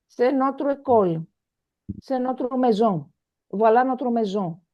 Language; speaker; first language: French; non-native, fluent; Greek